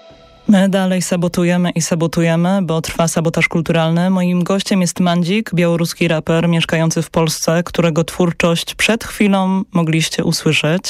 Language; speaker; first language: Polish; native; Polish